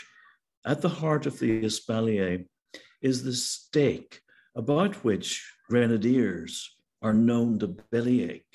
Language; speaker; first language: English; native; English